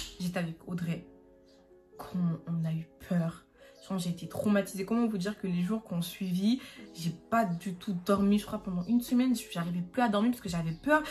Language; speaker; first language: French; native; French